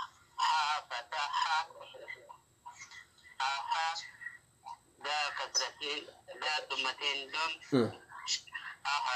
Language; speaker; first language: Arabic; non-native, learner; Amharic